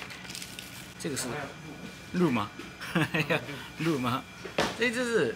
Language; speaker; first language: Chinese; non-native, learner; Japanese